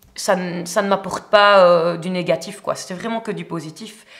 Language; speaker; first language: French; native; French